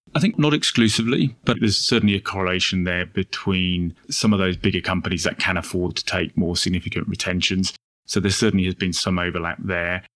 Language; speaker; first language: English; native; English